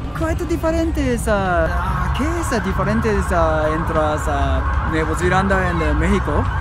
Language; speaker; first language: Spanish; non-native, learner; Japanese